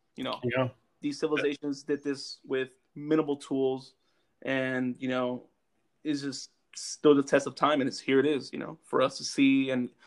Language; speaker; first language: English; native; English